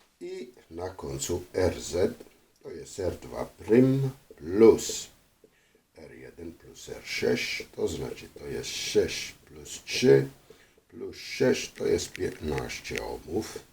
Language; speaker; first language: Polish; non-native, fluent; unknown